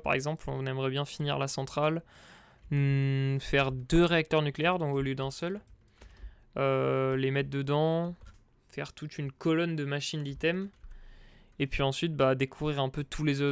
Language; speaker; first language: French; native; French